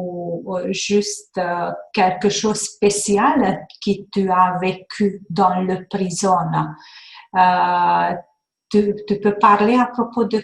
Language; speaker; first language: French; non-native, fluent; Hungarian